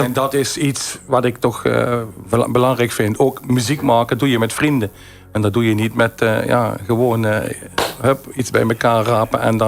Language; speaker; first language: Dutch; native; Dutch